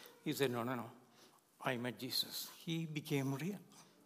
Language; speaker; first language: English; non-native, local second language; Malayalam